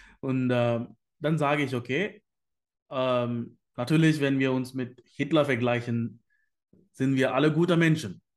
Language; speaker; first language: German; non-native, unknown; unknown